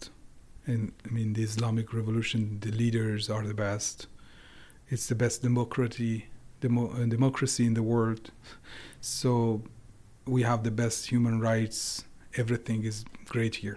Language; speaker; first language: English; non-native, fluent; Persian